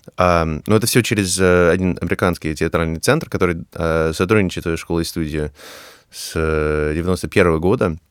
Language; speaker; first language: Russian; non-native, fluent; English